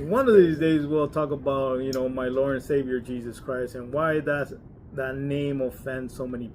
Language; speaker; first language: English; native; English